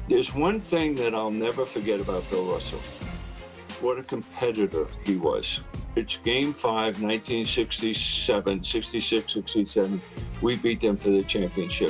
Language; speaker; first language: English; native; English